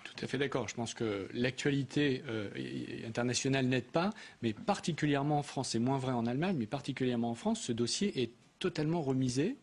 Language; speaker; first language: French; native; French